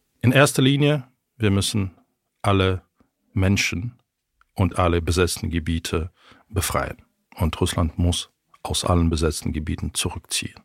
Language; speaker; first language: German; non-native, fluent; Ukrainian